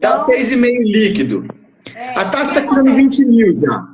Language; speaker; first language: Portuguese; native; Portuguese